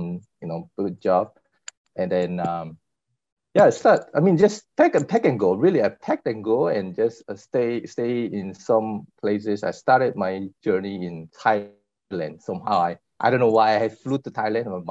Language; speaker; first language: English; non-native, fluent; Korean